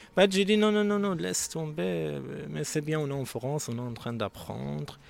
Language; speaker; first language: French; non-native, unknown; Persian